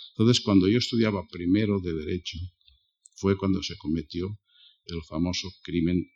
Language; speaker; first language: Spanish; native; Spanish